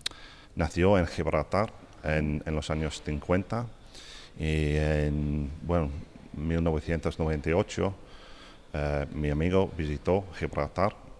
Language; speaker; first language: Spanish; non-native, fluent; English